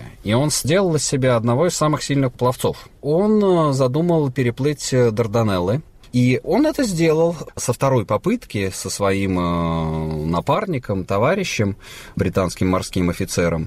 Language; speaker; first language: Russian; native; Russian